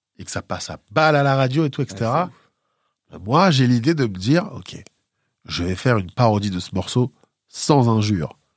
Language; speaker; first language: French; native; French